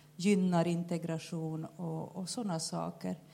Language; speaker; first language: Swedish; native; Swedish